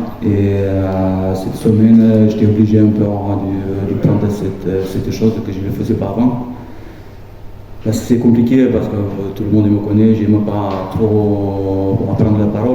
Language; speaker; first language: French; non-native, fluent; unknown